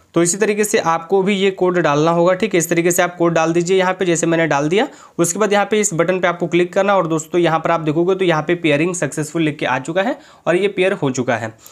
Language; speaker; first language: Hindi; native; Hindi